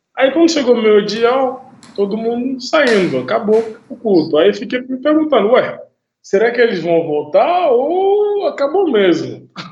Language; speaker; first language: Portuguese; non-native, fluent; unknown